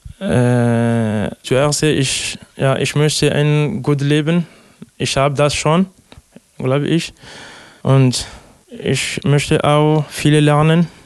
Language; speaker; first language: German; non-native, learner; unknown